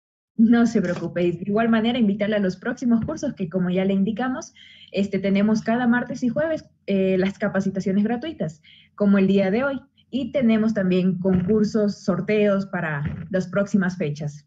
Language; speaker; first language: Spanish; native; Spanish